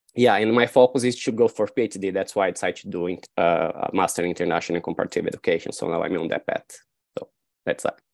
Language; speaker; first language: English; non-native, fluent; Portuguese